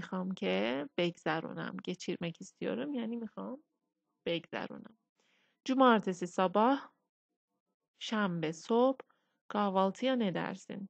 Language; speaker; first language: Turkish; non-native, fluent; Persian